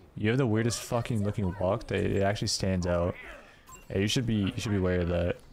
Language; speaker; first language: English; native; English